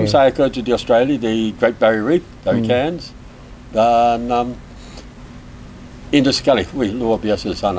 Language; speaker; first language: Indonesian; non-native, learner; English